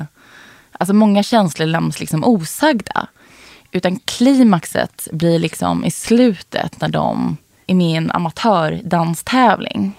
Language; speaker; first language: Swedish; native; Swedish